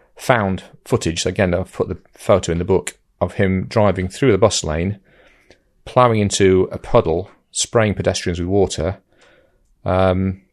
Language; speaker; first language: English; native; English